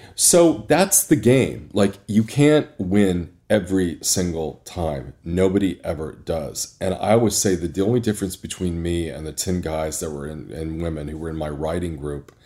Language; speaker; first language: English; native; English